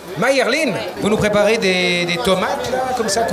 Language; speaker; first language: French; native; French